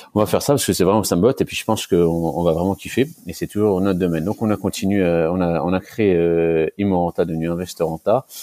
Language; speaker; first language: French; native; French